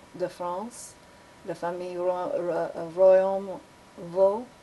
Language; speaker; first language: French; non-native, learner; English